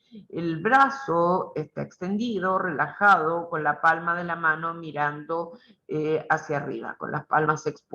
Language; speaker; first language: Spanish; native; Spanish